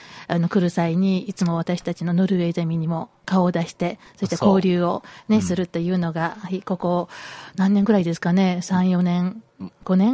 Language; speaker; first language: Japanese; native; Japanese